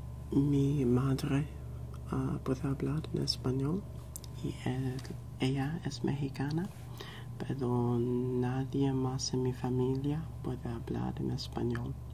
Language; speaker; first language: Spanish; non-native, learner; English